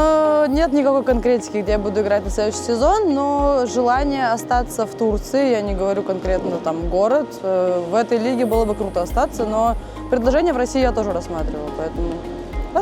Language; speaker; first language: Russian; native; Russian